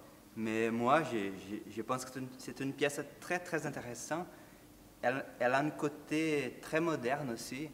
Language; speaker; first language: French; non-native, fluent; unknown